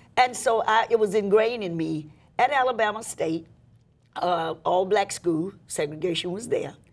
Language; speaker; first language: English; native; English